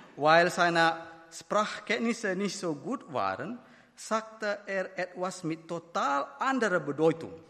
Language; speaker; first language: German; non-native, fluent; Batak Toba